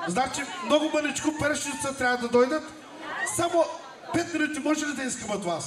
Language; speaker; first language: Bulgarian; non-native, local second language; Turkish